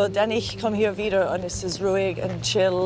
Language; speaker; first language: German; non-native, learner; English